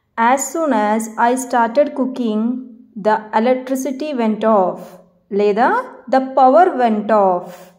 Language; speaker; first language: English; non-native, local second language; Telugu